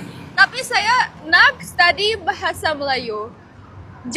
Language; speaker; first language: Indonesian; non-native, learner; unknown